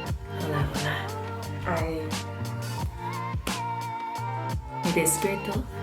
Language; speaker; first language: Spanish; non-native, learner; English